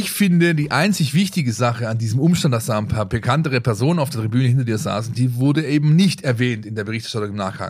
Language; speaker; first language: German; native; German